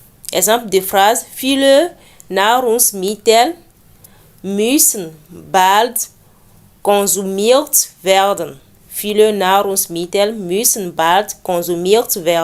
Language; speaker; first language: German; non-native, learner; French